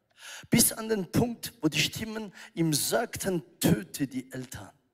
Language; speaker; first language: German; non-native, fluent; French